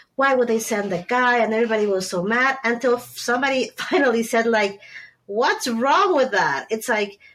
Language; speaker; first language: English; non-native, fluent; Spanish